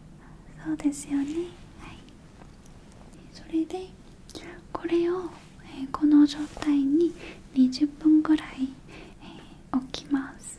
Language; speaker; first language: Japanese; non-native, learner; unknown